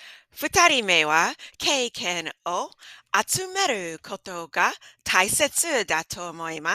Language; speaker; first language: Japanese; non-native, fluent; English